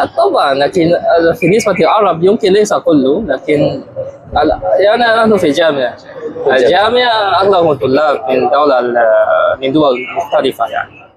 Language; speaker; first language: Arabic; non-native, learner; Chinese